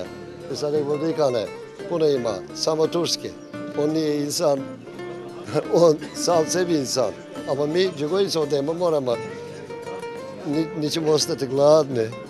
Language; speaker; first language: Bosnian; early bilingual, heritage; Bosnian